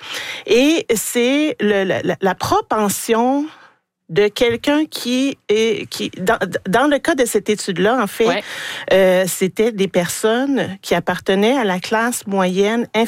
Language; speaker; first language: French; native; French